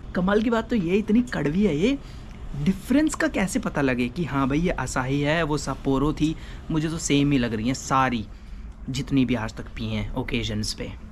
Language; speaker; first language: Hindi; native; Hindi